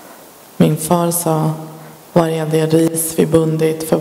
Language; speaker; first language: Swedish; early bilingual, other home language; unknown